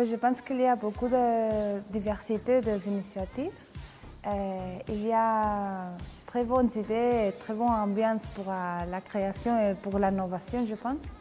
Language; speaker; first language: French; non-native, fluent; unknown